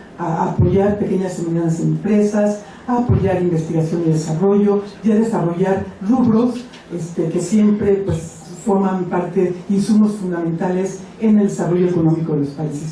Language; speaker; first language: Spanish; native; Spanish